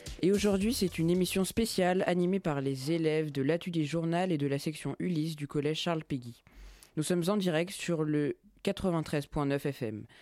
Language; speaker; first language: French; native; French